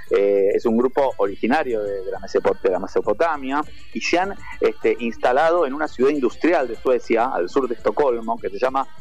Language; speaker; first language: Spanish; native; Spanish